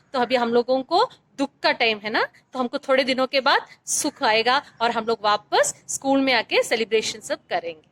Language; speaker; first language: Hindi; non-native, fluent; Malayalam